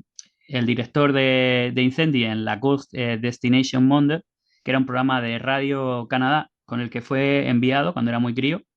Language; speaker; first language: Spanish; native; Spanish